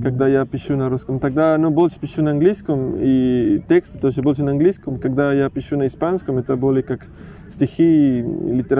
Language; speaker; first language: Russian; non-native, learner; Spanish